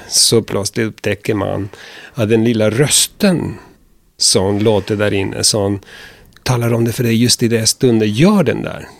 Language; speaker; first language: Swedish; non-native, fluent; Spanish